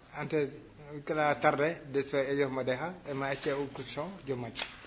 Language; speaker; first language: Spanish; non-native, learner; Wolof